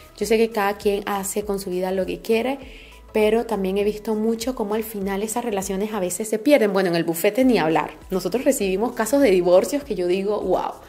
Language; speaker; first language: Spanish; native; Spanish